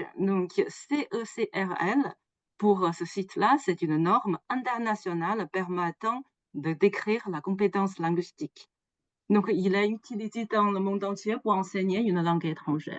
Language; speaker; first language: French; non-native, fluent; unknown